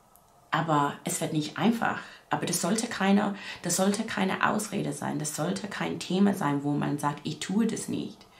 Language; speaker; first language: German; non-native, fluent; English